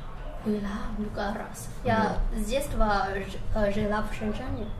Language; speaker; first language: Russian; non-native, fluent; Chinese